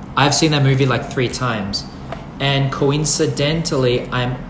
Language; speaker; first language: English; early bilingual, other home language; Thai